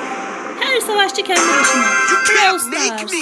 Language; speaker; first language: Turkish; native; Turkish